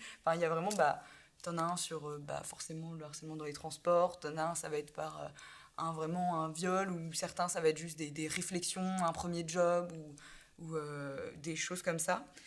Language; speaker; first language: French; native; French